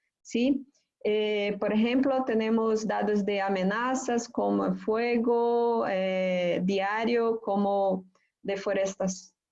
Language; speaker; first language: Spanish; non-native, fluent; Portuguese